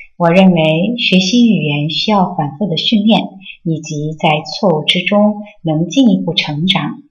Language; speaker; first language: Chinese; non-native, fluent; Korean